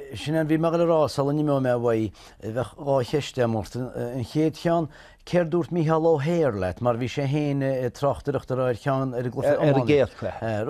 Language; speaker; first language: Irish; native; Irish